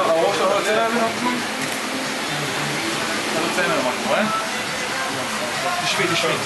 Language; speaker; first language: Hebrew; native; Hebrew